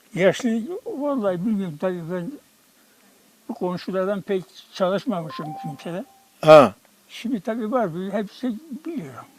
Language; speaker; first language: Turkish; native; Turkish